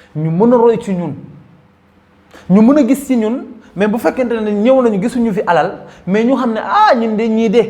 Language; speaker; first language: Wolof; non-native, local second language; Fula